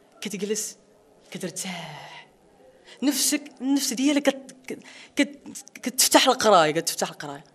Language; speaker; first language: Arabic; non-native, local second language; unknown